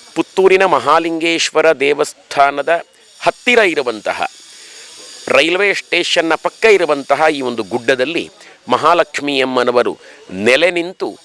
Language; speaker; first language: Kannada; native; Kannada